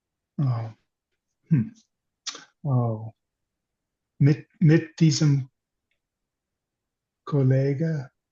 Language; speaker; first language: German; non-native, learner; English